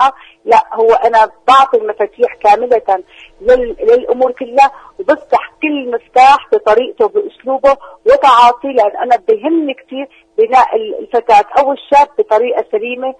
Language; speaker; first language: Arabic; native; Arabic